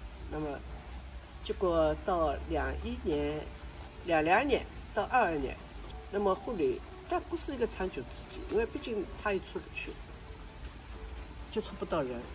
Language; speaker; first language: Chinese; non-native, local second language; Wu Chinese